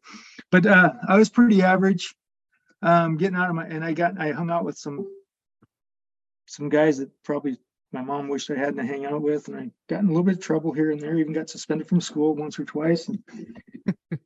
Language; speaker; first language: English; native; English